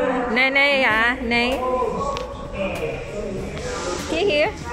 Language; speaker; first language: Dutch; non-native, learner; Filipino